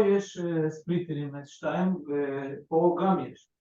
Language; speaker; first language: Hebrew; non-native, learner; Russian